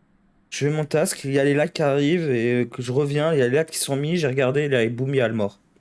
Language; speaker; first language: French; native; French